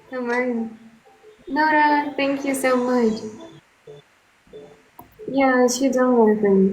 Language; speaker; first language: English; non-native, learner; Russian